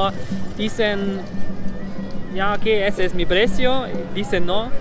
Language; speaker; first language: Spanish; non-native, learner; German